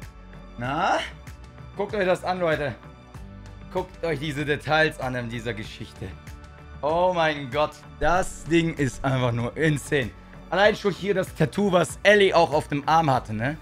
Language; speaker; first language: German; native; German